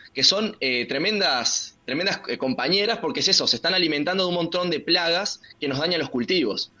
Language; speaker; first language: Spanish; native; Spanish